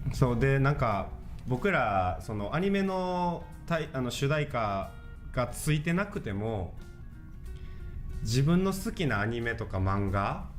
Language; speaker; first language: Japanese; native; Japanese